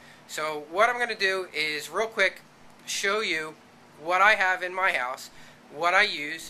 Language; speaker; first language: English; native; English